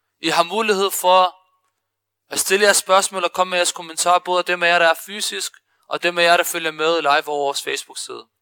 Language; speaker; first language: Danish; early bilingual, other home language; Arabic